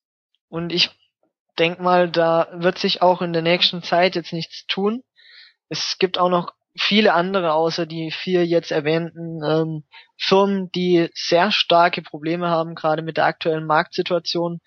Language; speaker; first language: German; native; German